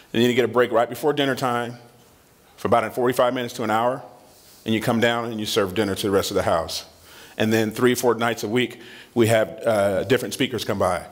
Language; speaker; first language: English; native; English